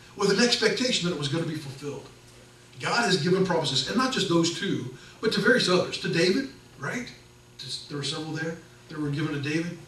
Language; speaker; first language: English; native; English